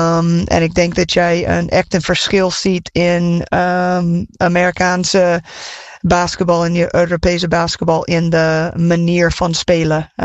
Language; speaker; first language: Dutch; non-native, fluent; English